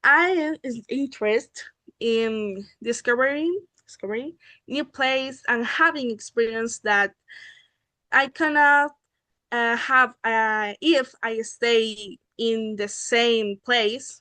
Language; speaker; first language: English; non-native, learner; Spanish